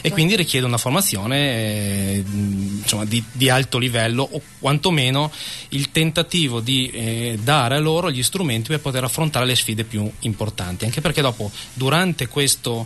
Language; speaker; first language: Italian; native; Italian